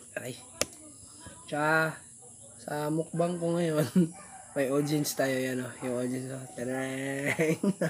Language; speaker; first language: Filipino; non-native, local second language; Cebuano